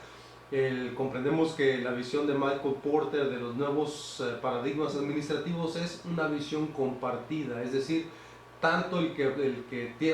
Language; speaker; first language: Spanish; native; Spanish